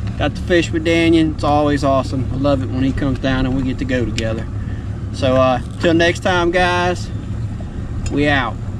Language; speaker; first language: English; native; English